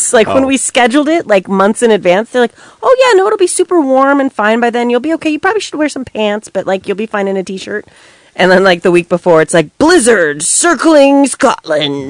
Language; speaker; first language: English; native; English